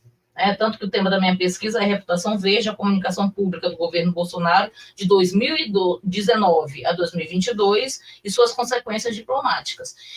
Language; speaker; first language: Portuguese; native; Portuguese